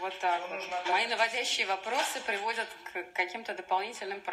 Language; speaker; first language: Russian; native; Russian